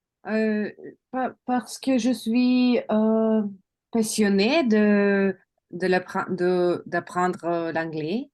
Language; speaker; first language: French; non-native, learner; Russian